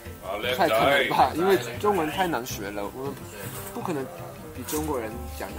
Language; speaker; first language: Chinese; non-native, fluent; English